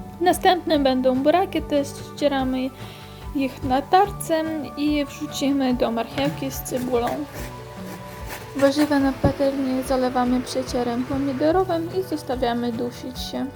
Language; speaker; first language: Polish; non-native, fluent; Ukrainian